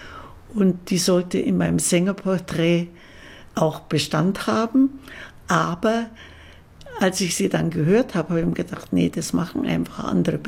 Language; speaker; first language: German; native; German